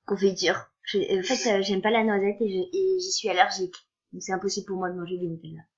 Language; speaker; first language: French; native; French